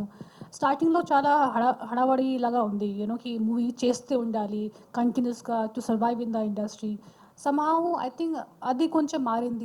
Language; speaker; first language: Telugu; non-native, local second language; Hindi